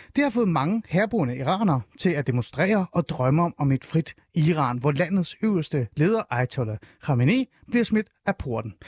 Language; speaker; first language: Danish; early bilingual, other home language; Persian